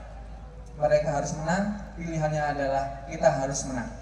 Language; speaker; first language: Indonesian; native; Indonesian